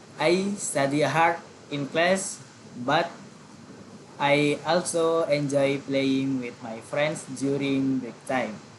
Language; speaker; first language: English; non-native, learner; Indonesian